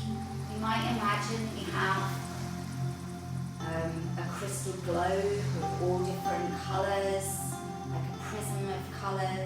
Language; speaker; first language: English; native; English